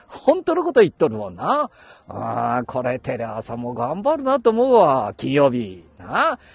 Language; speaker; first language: Japanese; native; Japanese